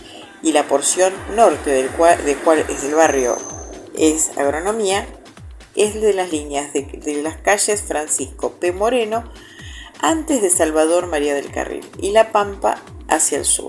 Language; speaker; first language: Spanish; native; Spanish